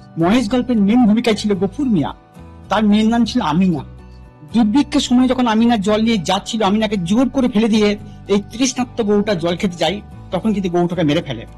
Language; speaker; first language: Bangla; non-native, local second language; Santali